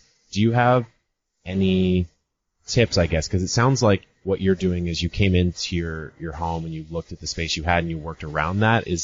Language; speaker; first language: English; native; English